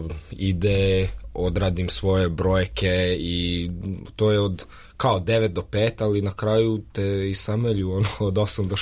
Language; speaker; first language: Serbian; early bilingual, heritage; Serbian